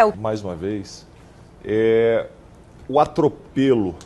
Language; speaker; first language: Portuguese; native; Portuguese